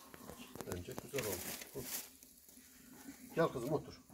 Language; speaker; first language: Turkish; native; Turkish